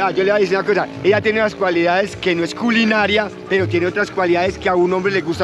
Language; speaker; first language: Spanish; native; Spanish